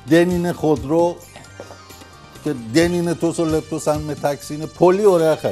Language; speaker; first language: Greek; non-native, learner; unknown